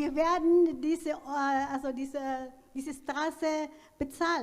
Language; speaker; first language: German; non-native, learner; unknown